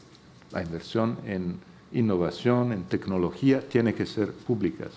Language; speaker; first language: Spanish; non-native, fluent; Italian